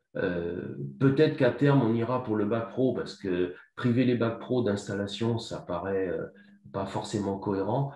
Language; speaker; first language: French; native; French